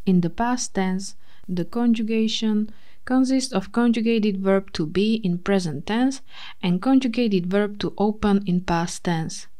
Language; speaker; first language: English; non-native, fluent; Slovak